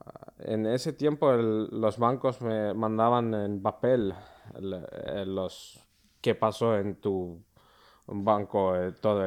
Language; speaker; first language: Spanish; early bilingual, other home language; Finnish